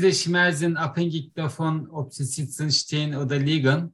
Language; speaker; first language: German; non-native, learner; Turkish